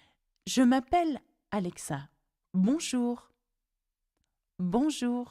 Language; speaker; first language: French; non-native, fluent; English